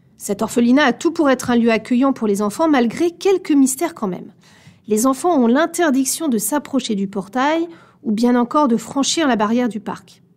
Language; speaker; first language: French; native; French